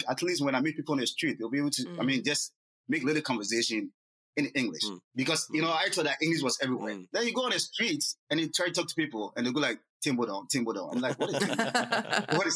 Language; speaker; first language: English; non-native, local second language; Akan